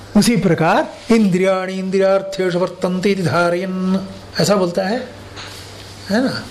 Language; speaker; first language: Hindi; non-native, local second language; Kannada